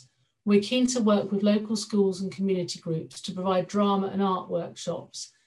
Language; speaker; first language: English; native; English